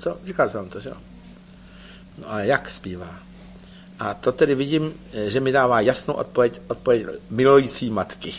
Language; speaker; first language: Czech; native; Czech